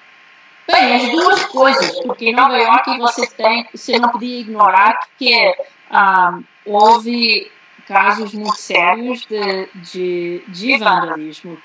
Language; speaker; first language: Portuguese; early bilingual, heritage; Portuguese